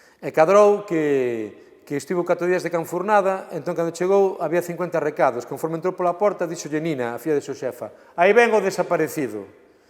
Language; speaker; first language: Galician; native; Galician